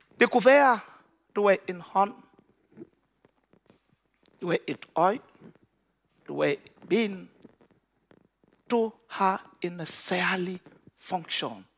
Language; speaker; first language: Danish; non-native, learner; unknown